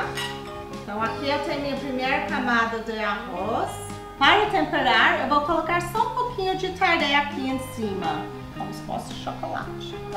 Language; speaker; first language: Portuguese; non-native, fluent; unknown